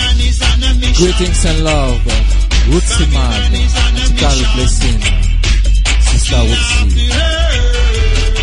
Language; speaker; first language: English; non-native, learner; French